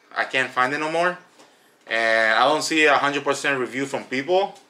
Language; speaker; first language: English; native; English